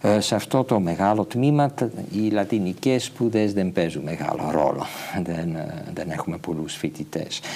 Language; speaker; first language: Greek; non-native, fluent; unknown